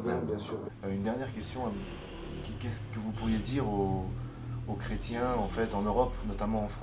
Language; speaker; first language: French; native; French